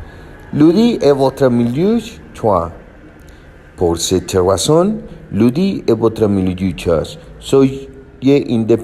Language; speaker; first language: French; non-native, learner; Spanish